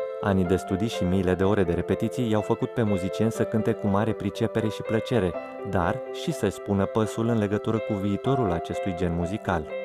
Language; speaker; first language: Romanian; native; Romanian